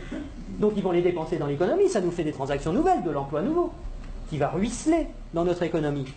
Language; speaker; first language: French; native; French